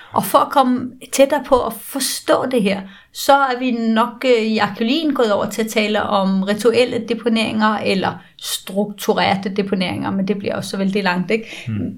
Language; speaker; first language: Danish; native; Danish